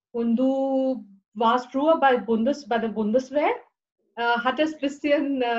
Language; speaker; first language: German; non-native, fluent; Bangla